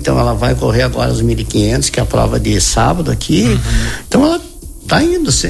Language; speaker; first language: Portuguese; native; Portuguese